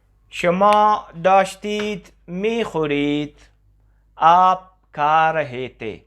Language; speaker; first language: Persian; non-native, fluent; Urdu